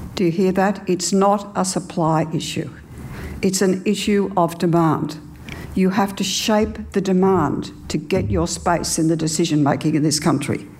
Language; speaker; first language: English; native; English